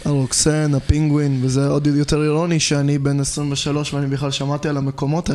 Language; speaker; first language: Hebrew; native; Hebrew